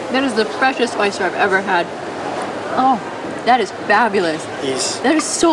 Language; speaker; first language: English; native; English